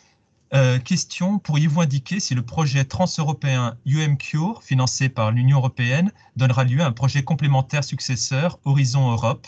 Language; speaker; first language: French; native; French